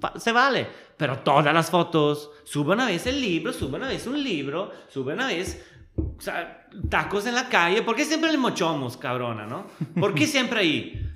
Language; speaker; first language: Spanish; non-native, fluent; Italian